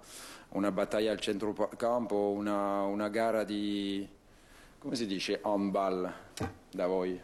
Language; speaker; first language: Italian; non-native, fluent; French